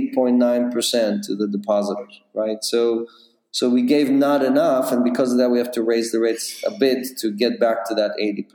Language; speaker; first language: English; non-native, fluent; Russian